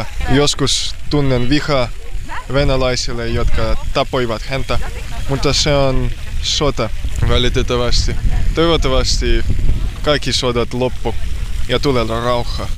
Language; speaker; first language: Finnish; non-native, learner; Ukrainian